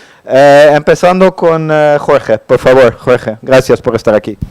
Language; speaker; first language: Spanish; non-native, fluent; Dutch